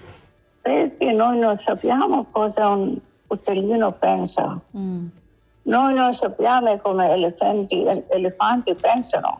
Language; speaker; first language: Italian; non-native, learner; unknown